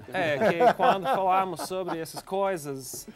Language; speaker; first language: Portuguese; non-native, fluent; English